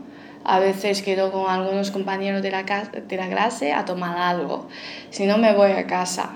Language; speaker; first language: Spanish; non-native, fluent; Chinese